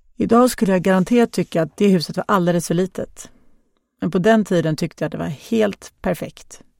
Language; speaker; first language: Swedish; non-native, fluent; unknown